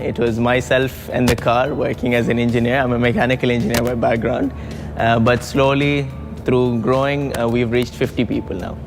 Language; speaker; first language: English; early bilingual, other home language; Malayalam